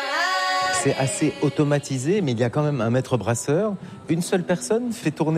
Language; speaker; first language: French; native; French